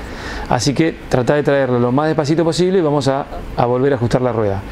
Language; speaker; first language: Spanish; native; Spanish